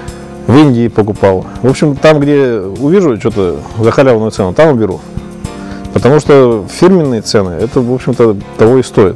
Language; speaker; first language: Russian; native; Russian